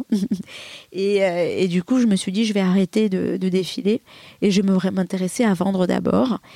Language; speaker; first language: French; early bilingual, other home language; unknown